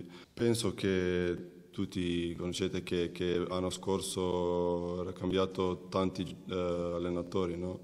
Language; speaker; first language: Italian; non-native, learner; Macedonian